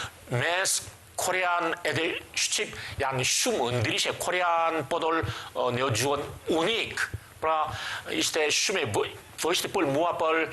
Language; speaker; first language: Albanian; non-native, learner; Korean